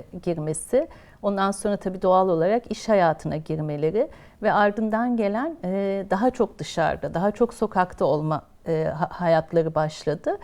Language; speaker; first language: Turkish; native; Turkish